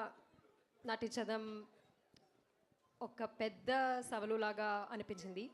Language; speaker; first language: Telugu; non-native, learner; Malayalam